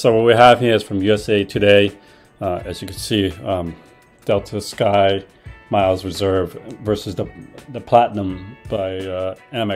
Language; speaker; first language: English; native; English